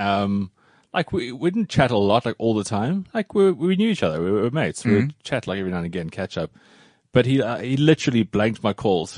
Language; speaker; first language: English; native; English